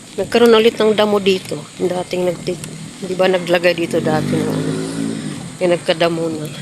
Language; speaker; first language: Filipino; native; Filipino